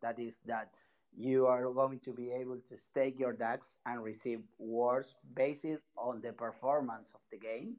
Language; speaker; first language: English; non-native, fluent; Spanish